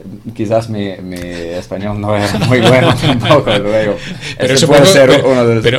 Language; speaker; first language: Spanish; non-native, fluent; English